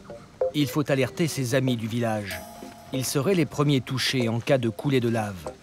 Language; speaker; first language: French; native; French